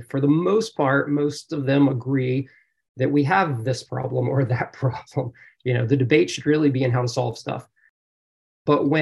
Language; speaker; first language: English; native; English